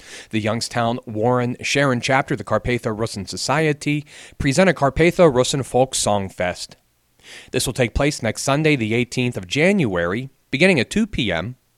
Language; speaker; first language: English; native; English